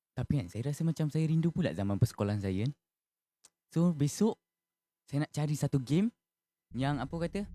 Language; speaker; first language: Malay; native; Malay